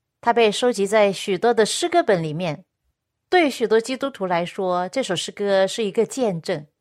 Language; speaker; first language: Chinese; non-native, local second language; Cantonese